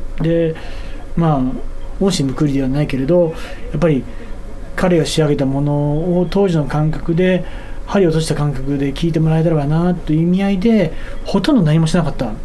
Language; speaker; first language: Japanese; native; Japanese